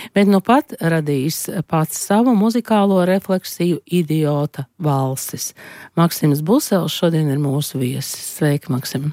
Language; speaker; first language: Latvian; native; Latvian